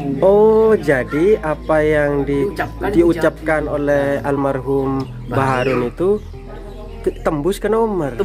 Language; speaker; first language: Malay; non-native, local second language; Javanese